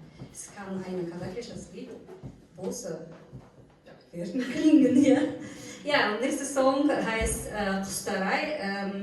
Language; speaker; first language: German; non-native, fluent; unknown